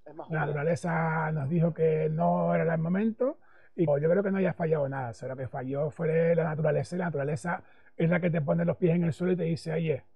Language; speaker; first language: Spanish; native; Spanish